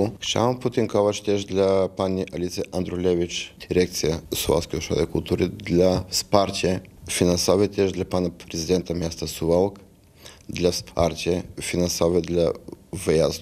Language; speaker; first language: Polish; non-native, fluent; Bulgarian